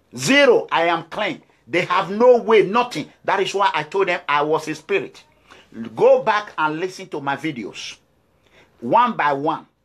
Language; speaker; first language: English; non-native, local second language; Bini